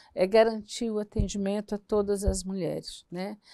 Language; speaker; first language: Portuguese; native; Portuguese